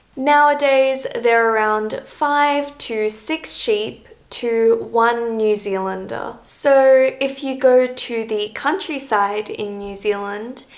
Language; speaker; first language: English; native; English